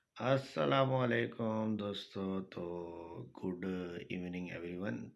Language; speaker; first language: Urdu; non-native, local second language; Saraiki